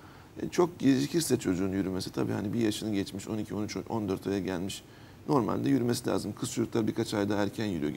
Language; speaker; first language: Turkish; native; Turkish